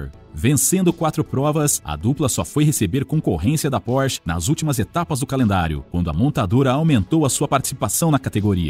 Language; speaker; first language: Portuguese; native; Portuguese